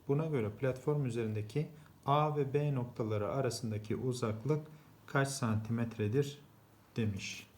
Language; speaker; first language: Turkish; native; Turkish